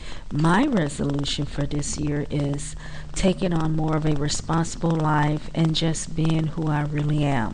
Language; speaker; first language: English; native; English